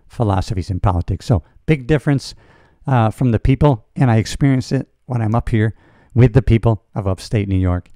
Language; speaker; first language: English; native; English